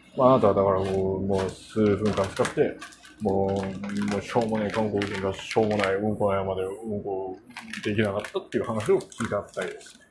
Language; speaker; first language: Japanese; non-native, fluent; Korean